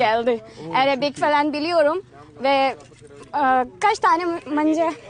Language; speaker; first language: Turkish; non-native, learner; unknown